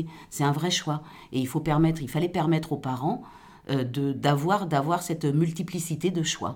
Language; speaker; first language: French; native; French